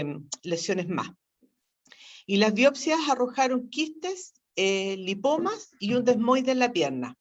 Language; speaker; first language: Spanish; native; Spanish